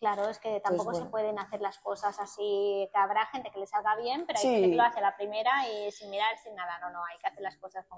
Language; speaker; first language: Spanish; native; Spanish